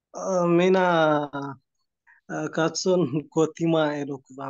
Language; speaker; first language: Finnish; non-native, learner; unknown